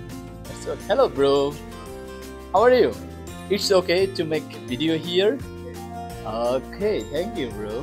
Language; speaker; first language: English; non-native, learner; Bangla